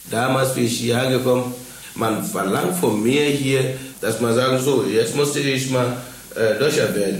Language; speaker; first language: German; non-native, fluent; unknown